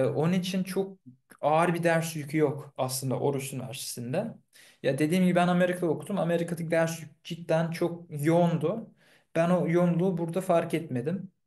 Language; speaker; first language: Turkish; early bilingual, heritage; Turkish